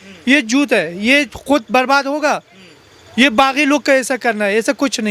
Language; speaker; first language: Hindi; non-native, learner; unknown